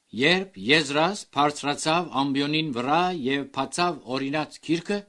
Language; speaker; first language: Armenian; early bilingual, heritage; Armenian